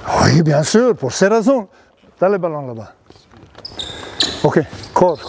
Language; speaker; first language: French; non-native, learner; Serbian